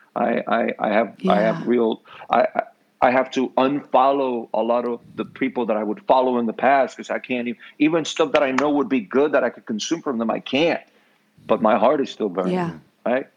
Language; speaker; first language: English; non-native, fluent; Spanish